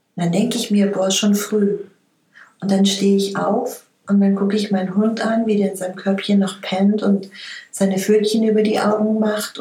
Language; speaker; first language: German; native; German